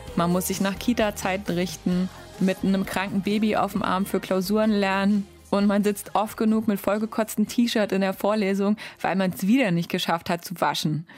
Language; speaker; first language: German; native; German